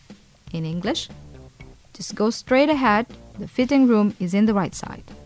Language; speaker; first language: English; non-native, fluent; Indonesian